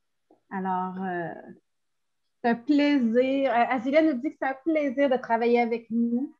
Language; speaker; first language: French; native; French